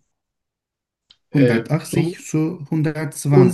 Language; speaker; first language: German; non-native, learner; Turkish